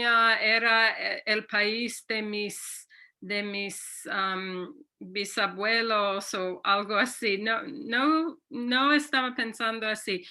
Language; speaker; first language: Spanish; non-native, fluent; English